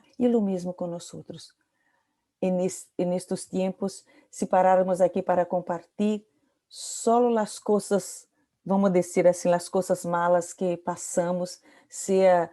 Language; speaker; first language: Portuguese; non-native, learner; Spanish